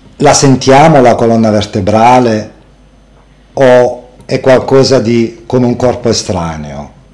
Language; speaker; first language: Italian; native; Italian